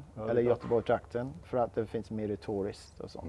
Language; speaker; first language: Swedish; non-native, learner; English